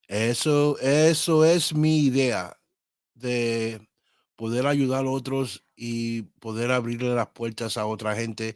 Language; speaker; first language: Spanish; early bilingual, heritage; Spanish